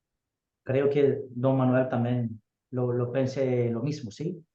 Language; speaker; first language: Spanish; non-native, fluent; Portuguese